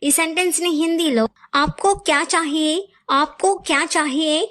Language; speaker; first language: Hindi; non-native, local second language; Telugu